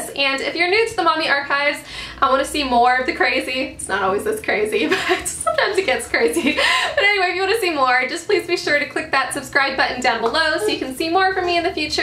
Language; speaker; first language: English; native; English